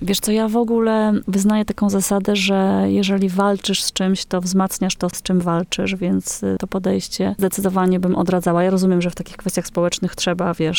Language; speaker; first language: Polish; native; Polish